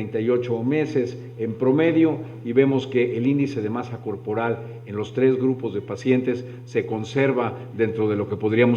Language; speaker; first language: Spanish; native; Spanish